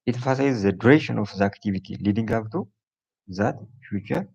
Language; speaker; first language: English; non-native, local second language; Amharic